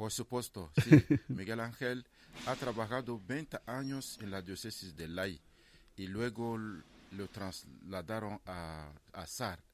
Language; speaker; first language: Spanish; non-native, fluent; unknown